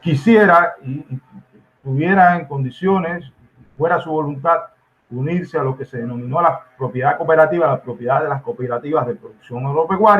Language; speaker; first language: Spanish; native; Spanish